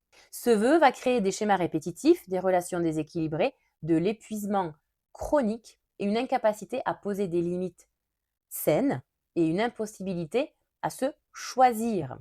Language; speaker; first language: French; native; French